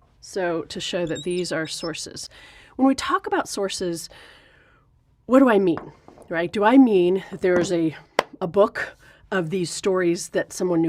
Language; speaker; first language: English; native; English